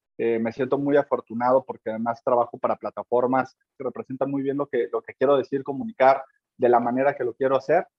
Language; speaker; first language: Spanish; native; Spanish